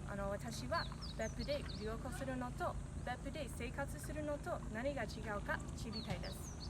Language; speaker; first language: Japanese; non-native, learner; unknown